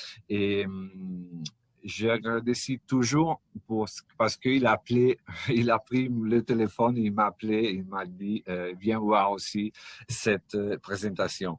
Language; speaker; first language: French; non-native, fluent; Italian